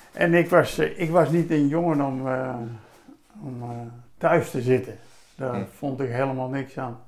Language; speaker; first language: Dutch; native; Dutch